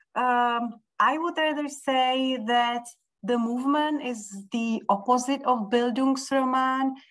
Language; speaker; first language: English; non-native, fluent; Czech